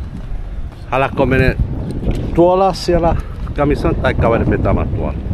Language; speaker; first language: Finnish; non-native, learner; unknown